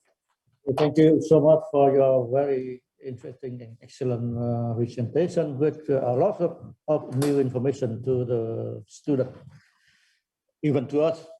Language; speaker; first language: English; non-native, fluent; Vietnamese